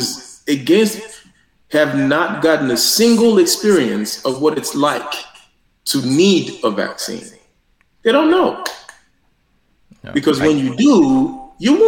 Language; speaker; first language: English; non-native, local second language; Yoruba